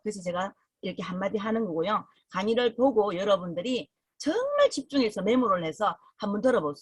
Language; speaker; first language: Korean; native; Korean